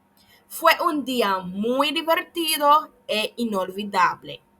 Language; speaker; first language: Spanish; non-native, learner; English